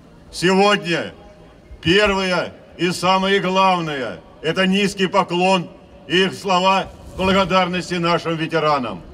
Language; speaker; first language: Russian; native; Russian